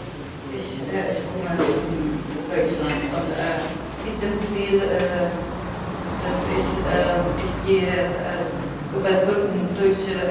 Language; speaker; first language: German; non-native, learner; Persian